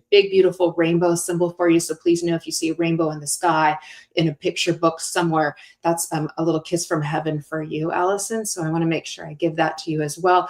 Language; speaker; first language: English; native; English